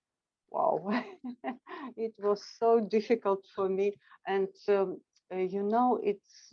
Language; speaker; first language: English; non-native, fluent; Russian